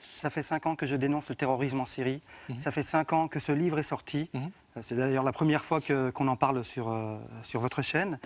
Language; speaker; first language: French; early bilingual, other home language; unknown